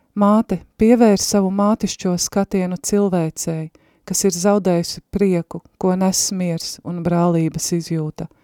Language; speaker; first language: Latvian; native; Latvian